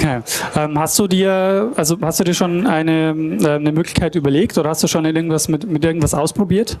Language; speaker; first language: German; native; German